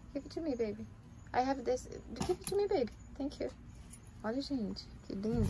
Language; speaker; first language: English; non-native, learner; Portuguese